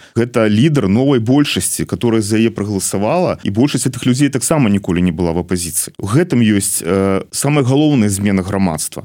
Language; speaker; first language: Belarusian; non-native, local second language; Russian